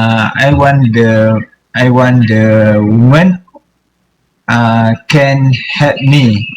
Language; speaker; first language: English; non-native, learner; Malay